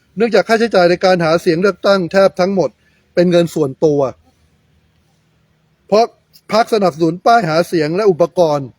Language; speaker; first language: Thai; native; Thai